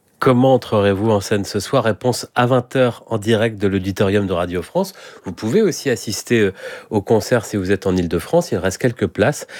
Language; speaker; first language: French; native; French